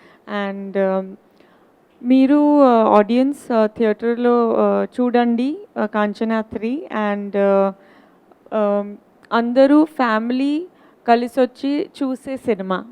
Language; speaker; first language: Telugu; non-native, fluent; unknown